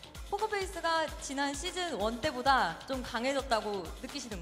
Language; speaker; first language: Korean; native; Korean